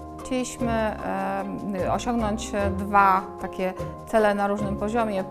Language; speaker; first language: Polish; native; Polish